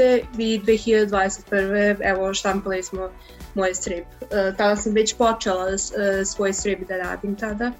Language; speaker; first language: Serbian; early bilingual, heritage; English